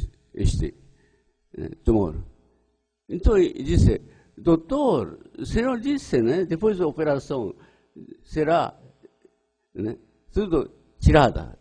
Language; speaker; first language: Portuguese; non-native, learner; Japanese